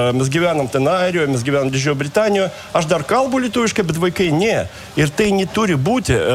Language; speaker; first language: Lithuanian; non-native, fluent; Russian